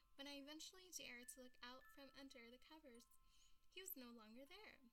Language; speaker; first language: English; early bilingual, other home language; Spanish